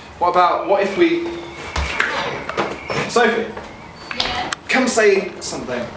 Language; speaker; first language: English; native; English